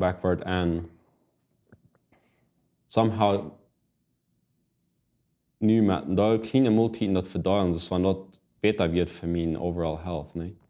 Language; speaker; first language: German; non-native, learner; Plautdietsch